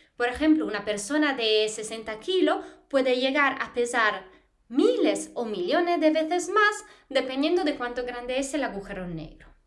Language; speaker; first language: Spanish; non-native, fluent; Italian